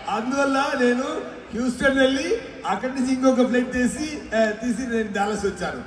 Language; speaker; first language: Telugu; non-native, learner; Tamil